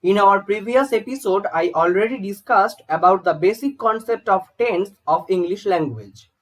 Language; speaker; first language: English; non-native, local second language; Bangla